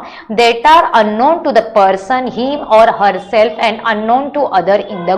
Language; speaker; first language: English; non-native, local second language; Hindi